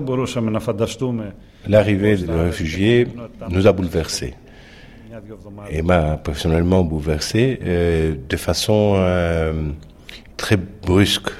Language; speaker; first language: French; non-native, fluent; Greek